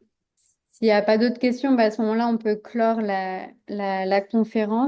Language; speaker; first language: French; native; French